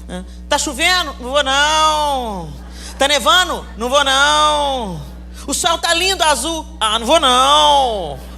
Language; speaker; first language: Portuguese; native; Portuguese